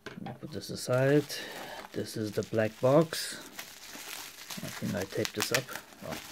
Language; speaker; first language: English; non-native, fluent; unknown